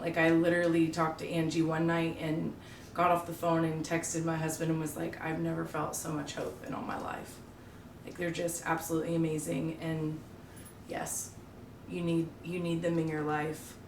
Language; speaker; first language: English; native; English